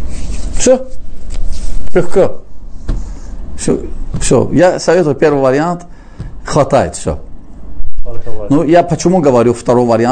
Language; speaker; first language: Russian; non-native, fluent; Azerbaijani